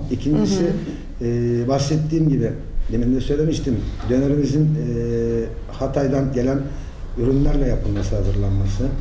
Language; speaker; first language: Turkish; native; Turkish